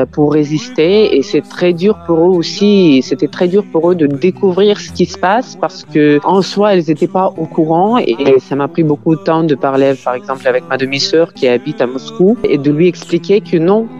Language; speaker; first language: French; non-native, fluent; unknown